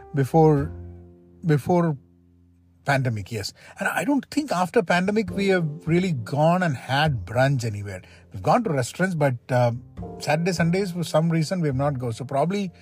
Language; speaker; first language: English; non-native, local second language; Malayalam